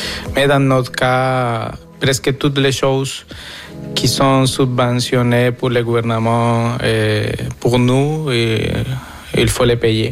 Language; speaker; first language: French; non-native, fluent; Spanish